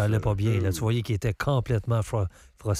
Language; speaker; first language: French; native; French